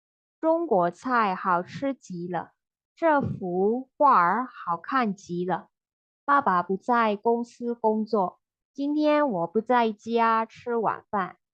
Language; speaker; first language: Chinese; non-native, fluent; Burmese